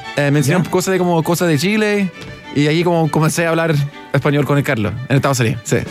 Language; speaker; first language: Spanish; non-native, fluent; English